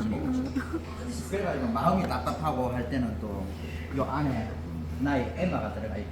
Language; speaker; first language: Korean; native; Korean